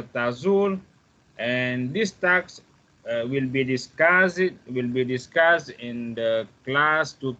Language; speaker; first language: English; non-native, fluent; Malay